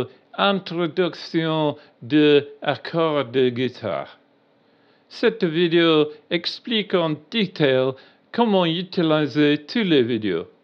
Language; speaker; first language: French; non-native, learner; English